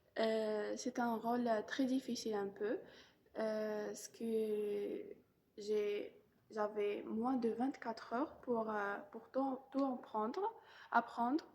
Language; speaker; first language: French; non-native, local second language; Arabic